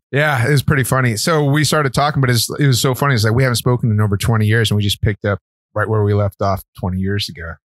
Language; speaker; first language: English; native; English